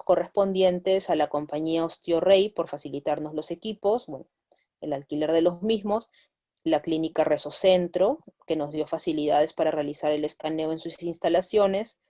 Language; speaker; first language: Spanish; native; Spanish